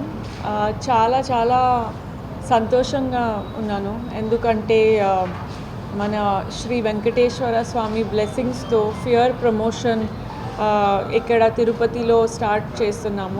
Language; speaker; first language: Telugu; non-native, fluent; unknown